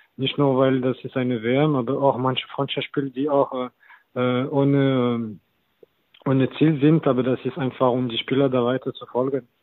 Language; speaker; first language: German; non-native, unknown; French